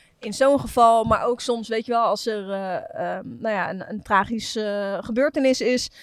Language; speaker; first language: Dutch; native; Dutch